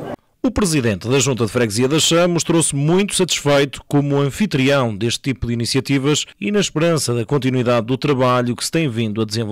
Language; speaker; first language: Portuguese; native; Portuguese